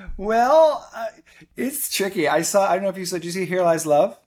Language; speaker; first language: English; native; English